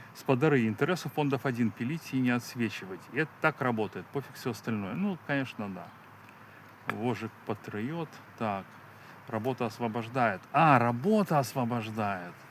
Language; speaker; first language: Russian; non-native, local second language; Belarusian